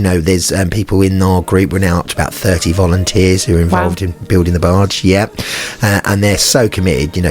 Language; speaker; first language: English; native; English